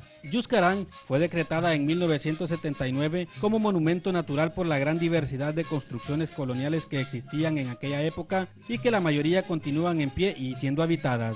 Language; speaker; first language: Spanish; native; Spanish